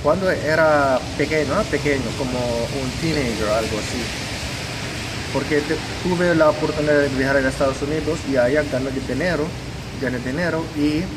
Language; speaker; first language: Spanish; non-native, fluent; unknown